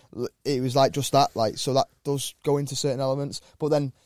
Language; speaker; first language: English; native; English